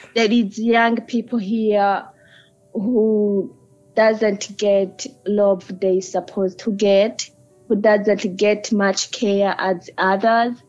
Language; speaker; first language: English; early bilingual, other home language; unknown